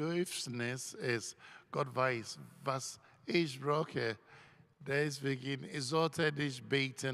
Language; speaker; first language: German; non-native, learner; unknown